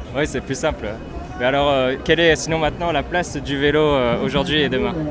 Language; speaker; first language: French; native; French